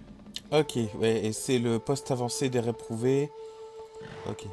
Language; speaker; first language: French; native; French